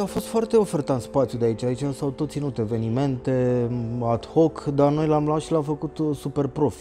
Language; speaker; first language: Romanian; native; Romanian